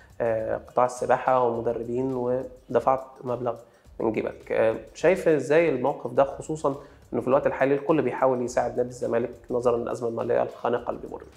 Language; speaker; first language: Arabic; native; Arabic